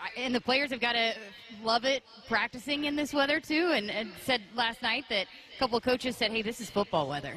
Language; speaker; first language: English; native; English